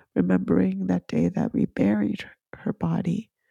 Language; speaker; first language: English; early bilingual, other home language; Spanish